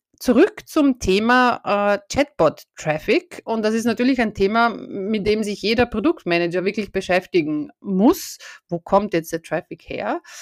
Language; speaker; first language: German; native; German